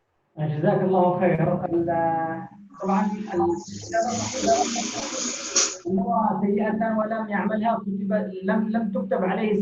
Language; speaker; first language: Arabic; native; Arabic